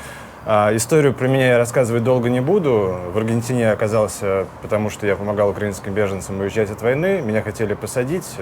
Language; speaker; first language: Russian; native; Russian